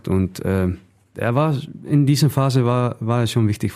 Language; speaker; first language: German; non-native, fluent; Icelandic